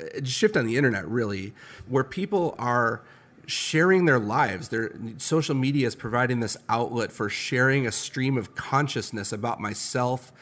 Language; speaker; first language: English; native; English